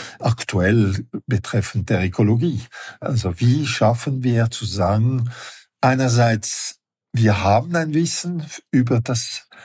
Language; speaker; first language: German; non-native, fluent; French